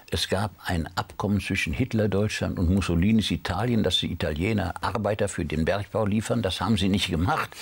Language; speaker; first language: German; native; German